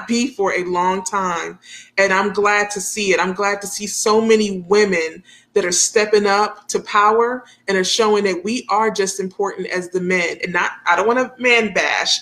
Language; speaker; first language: English; native; English